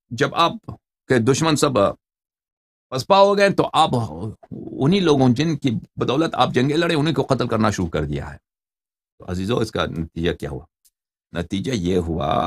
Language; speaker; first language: Urdu; non-native, fluent; Persian